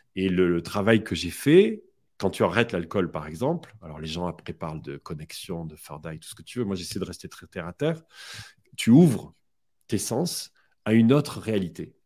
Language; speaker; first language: French; native; French